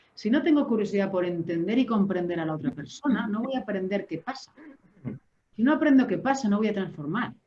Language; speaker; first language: Spanish; native; Spanish